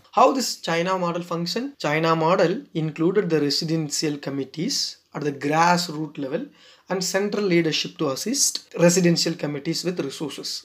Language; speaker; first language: English; non-native, local second language; Tamil